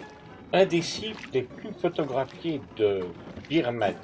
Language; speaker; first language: French; native; French